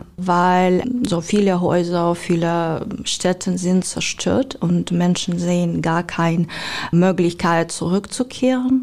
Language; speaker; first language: German; non-native, fluent; Ukrainian